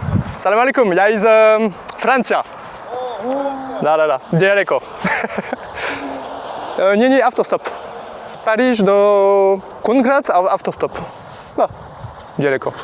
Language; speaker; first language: Russian; non-native, learner; French